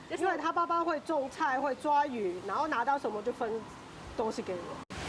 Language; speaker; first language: Chinese; non-native, local second language; Cantonese